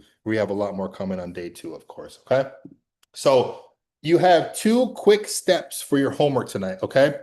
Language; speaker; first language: English; native; English